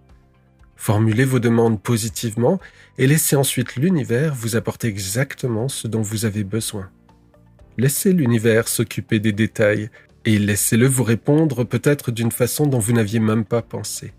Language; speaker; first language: French; native; French